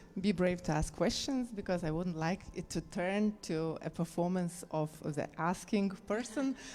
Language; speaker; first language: English; non-native, fluent; Lithuanian